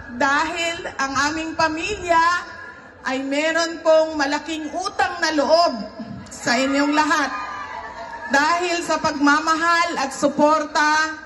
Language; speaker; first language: Filipino; non-native, local second language; Cebuano